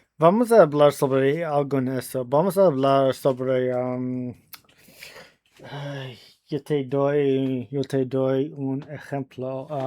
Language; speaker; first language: Spanish; non-native, learner; English